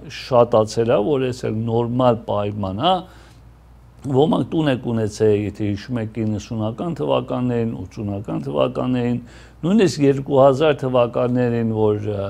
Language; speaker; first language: Armenian; early bilingual, heritage; Armenian